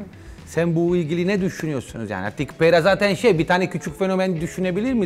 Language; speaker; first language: Turkish; non-native, learner; Italian